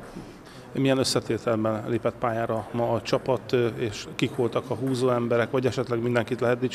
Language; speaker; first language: Hungarian; native; Hungarian